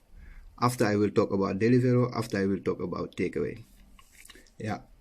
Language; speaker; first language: English; non-native, learner; Wolof